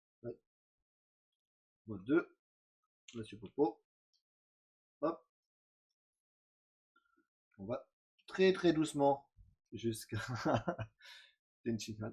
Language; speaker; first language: French; native; French